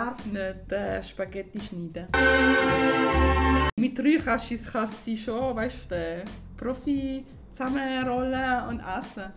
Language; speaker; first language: German; non-native, fluent; Italian